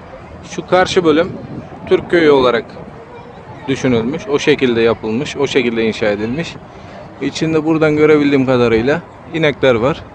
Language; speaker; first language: Turkish; native; Turkish